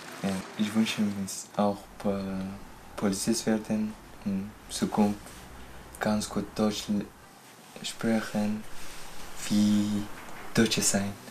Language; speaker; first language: German; non-native, learner; Kurdish